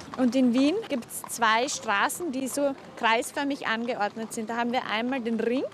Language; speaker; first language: German; native; German